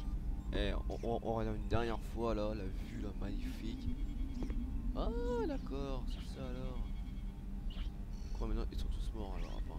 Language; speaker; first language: French; native; French